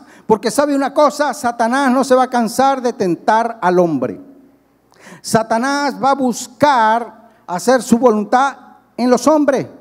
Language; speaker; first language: Spanish; native; Spanish